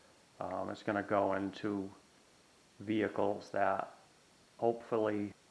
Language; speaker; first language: English; native; English